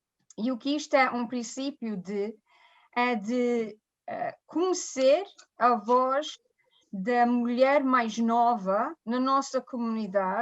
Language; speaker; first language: Portuguese; early bilingual, heritage; Portuguese